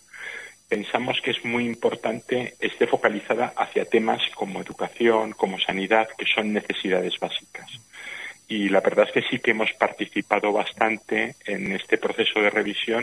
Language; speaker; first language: Spanish; native; Spanish